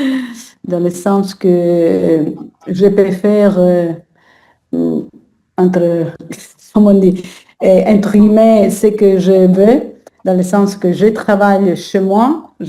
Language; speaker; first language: French; non-native, fluent; Italian